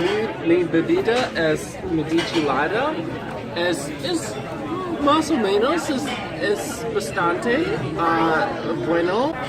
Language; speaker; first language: Spanish; non-native, learner; English